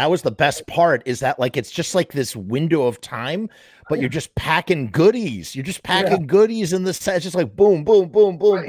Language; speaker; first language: English; native; English